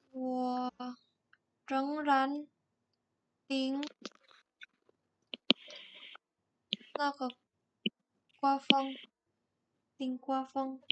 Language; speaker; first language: Chinese; non-native, learner; Indonesian